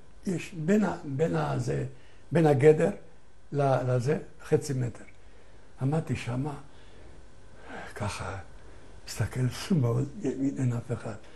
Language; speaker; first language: Hebrew; non-native, fluent; Ladino